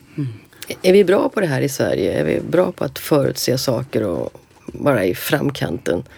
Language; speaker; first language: Swedish; native; Swedish